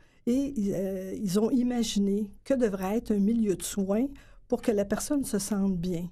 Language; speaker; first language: French; native; French